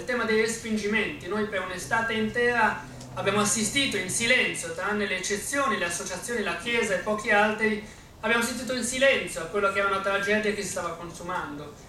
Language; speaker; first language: Italian; early bilingual, other home language; Arabic